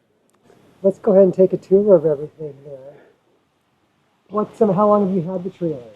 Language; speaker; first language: English; native; English